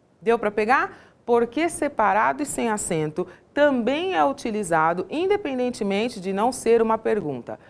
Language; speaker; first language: Portuguese; native; Portuguese